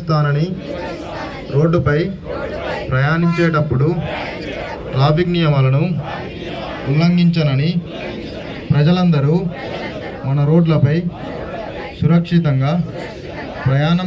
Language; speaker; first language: Telugu; native; Telugu